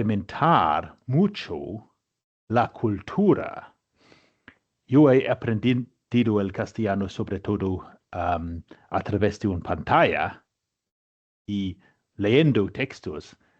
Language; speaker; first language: Spanish; non-native, fluent; English